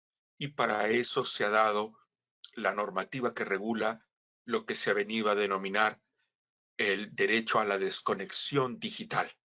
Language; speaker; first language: Spanish; native; Spanish